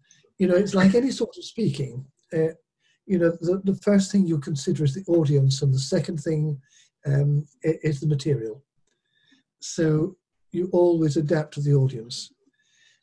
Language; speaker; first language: English; native; English